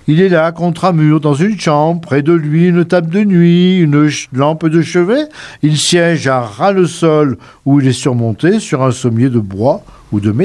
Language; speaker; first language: French; native; French